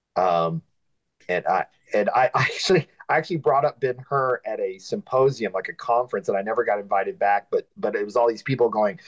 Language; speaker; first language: English; native; English